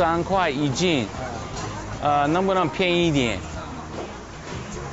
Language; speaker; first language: Chinese; non-native, fluent; English